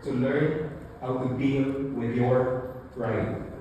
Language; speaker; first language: English; non-native, local second language; Filipino